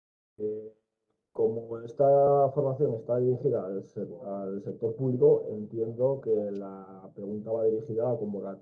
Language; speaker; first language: Spanish; native; Spanish